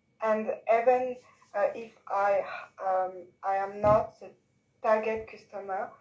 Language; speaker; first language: English; non-native, learner; French